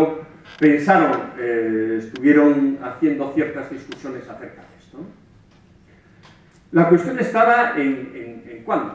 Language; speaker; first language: Spanish; native; Spanish